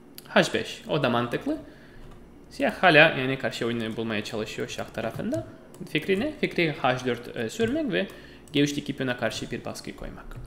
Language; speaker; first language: Turkish; non-native, fluent; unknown